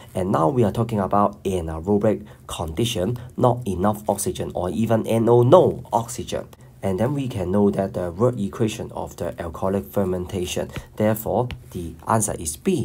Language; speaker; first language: English; non-native, local second language; Cantonese